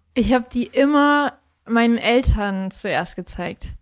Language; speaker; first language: German; native; German